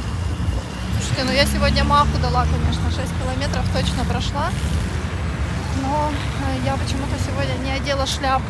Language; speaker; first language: Russian; native; Russian